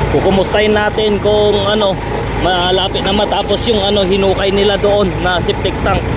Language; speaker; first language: Filipino; non-native, local second language; Iloko